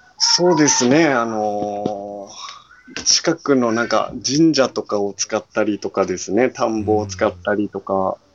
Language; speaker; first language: Japanese; native; Japanese